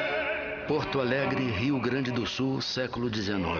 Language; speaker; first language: Portuguese; native; Portuguese